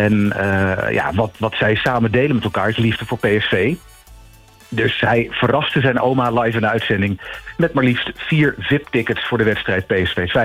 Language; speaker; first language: Dutch; native; Dutch